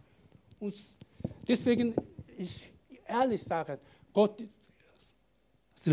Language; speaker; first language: German; non-native, learner; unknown